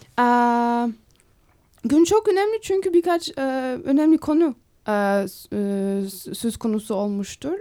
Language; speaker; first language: Turkish; non-native, fluent; Polish